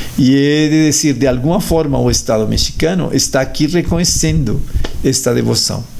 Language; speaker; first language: Portuguese; non-native, fluent; Spanish